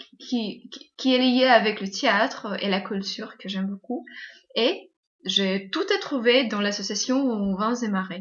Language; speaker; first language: French; non-native, fluent; Russian